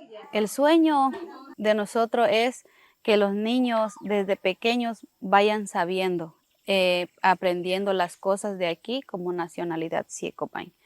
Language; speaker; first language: Spanish; non-native, local second language; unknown